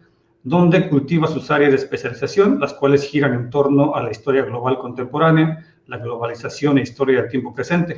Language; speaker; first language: Spanish; native; Spanish